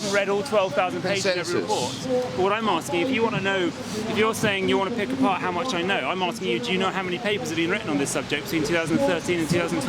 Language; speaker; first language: English; native; English